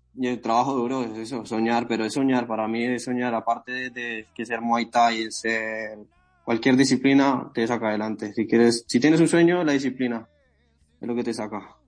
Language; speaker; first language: Spanish; native; Spanish